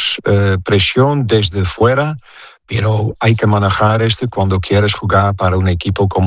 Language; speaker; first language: Spanish; non-native, fluent; Dutch